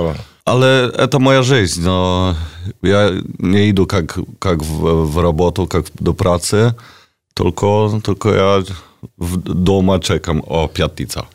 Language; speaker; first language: Russian; non-native, learner; Polish